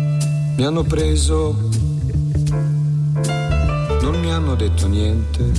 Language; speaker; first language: Italian; non-native, fluent; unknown